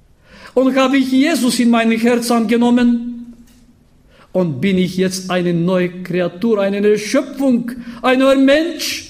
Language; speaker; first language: German; non-native, fluent; Bulgarian